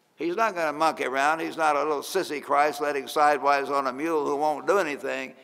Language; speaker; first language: English; native; English